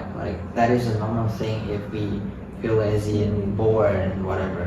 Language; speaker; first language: English; non-native, fluent; Indonesian